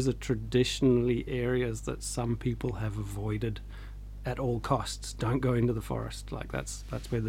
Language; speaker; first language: English; native; English